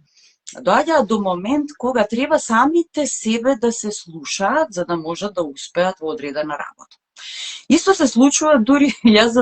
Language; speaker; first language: Macedonian; native; Macedonian